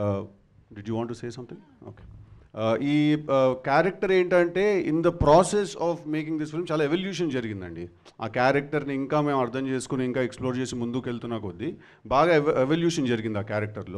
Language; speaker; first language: Telugu; native; Telugu